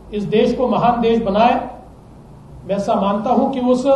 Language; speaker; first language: Hindi; non-native, local second language; Marathi